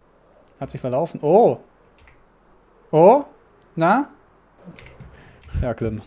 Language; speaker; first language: German; native; German